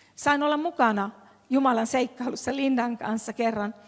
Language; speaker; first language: Finnish; native; Finnish